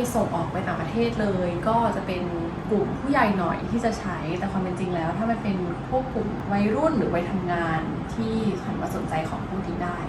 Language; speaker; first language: Thai; native; Thai